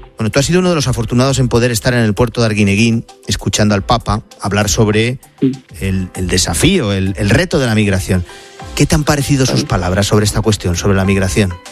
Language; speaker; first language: Spanish; native; Spanish